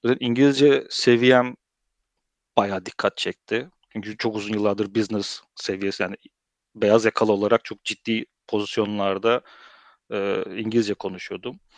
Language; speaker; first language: Turkish; early bilingual, heritage; Turkish